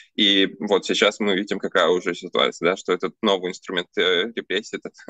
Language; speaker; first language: Russian; early bilingual, other home language; Armenian